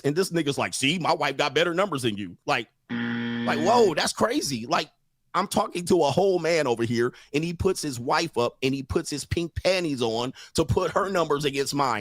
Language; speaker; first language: English; native; English